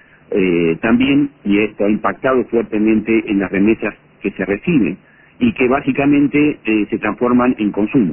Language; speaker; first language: Spanish; native; Spanish